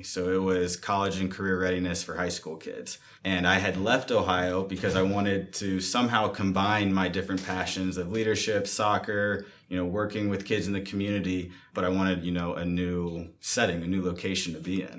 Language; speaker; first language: English; native; English